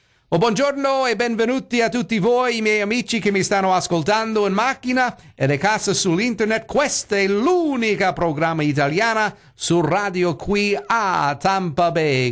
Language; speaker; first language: Italian; early bilingual, heritage; Italian